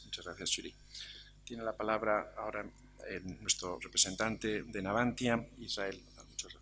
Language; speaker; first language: Spanish; native; Spanish